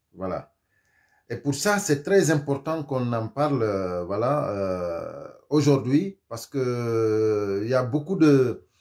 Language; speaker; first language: French; non-native, local second language; Fula